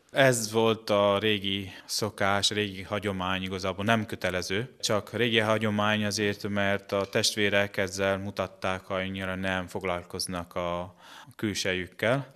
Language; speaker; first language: Hungarian; non-native, fluent; Italian